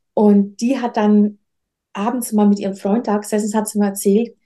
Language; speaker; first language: German; native; German